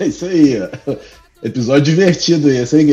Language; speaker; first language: Portuguese; native; Portuguese